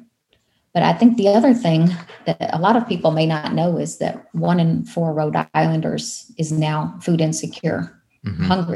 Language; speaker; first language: English; native; English